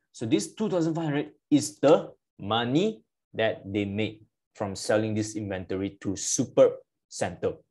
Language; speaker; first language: English; non-native, local second language; Malay